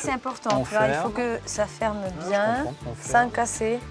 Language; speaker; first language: French; non-native, fluent; Spanish